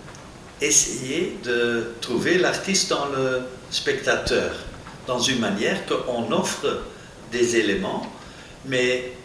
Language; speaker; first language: French; non-native, local second language; Dutch